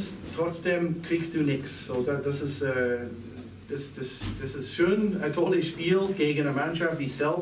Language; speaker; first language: German; non-native, fluent; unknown